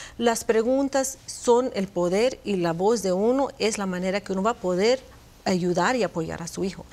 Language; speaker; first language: Spanish; early bilingual, heritage; Spanish